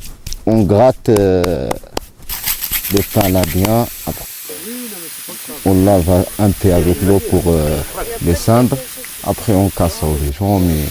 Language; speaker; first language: French; non-native, learner; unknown